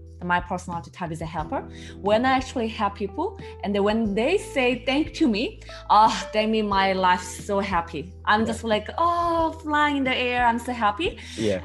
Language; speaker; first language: English; non-native, learner; Korean